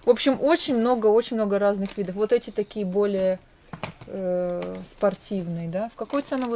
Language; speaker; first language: Russian; native; Russian